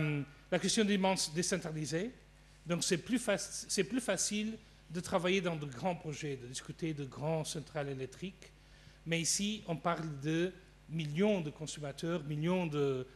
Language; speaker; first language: French; non-native, fluent; Portuguese